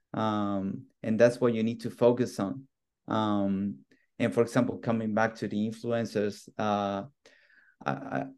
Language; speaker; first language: English; non-native, fluent; Spanish